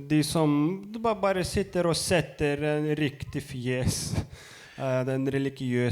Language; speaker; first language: Norwegian; non-native, fluent; Lithuanian